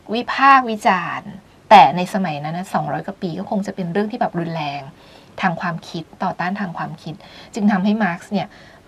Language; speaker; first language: Thai; native; Thai